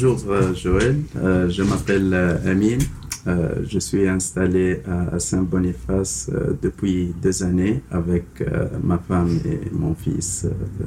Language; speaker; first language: French; non-native, local second language; Arabic